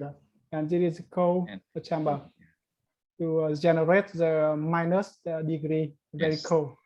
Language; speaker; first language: English; non-native, learner; Vietnamese